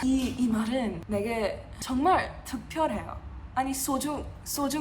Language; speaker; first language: Korean; non-native, learner; English